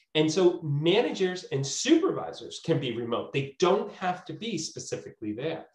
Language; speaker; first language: English; native; English